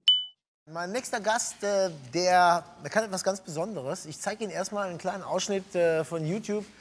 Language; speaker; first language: German; native; German